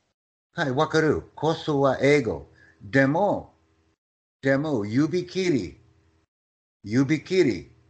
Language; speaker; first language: Japanese; non-native, learner; English